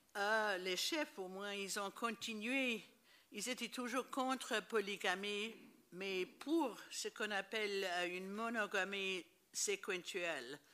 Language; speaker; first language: French; non-native, fluent; English